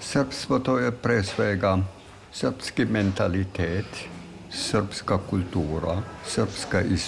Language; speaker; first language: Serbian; non-native, fluent; German